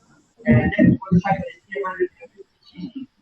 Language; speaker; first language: English; non-native, local second language; Malay